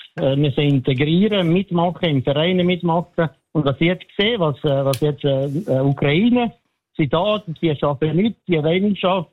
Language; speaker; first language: German; non-native, learner; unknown